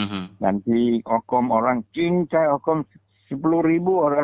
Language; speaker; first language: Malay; non-native, local second language; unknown